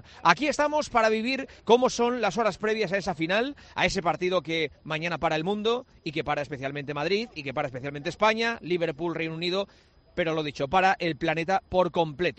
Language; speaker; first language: Spanish; native; Spanish